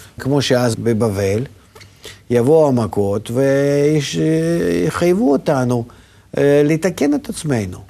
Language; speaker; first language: Hebrew; native; Hebrew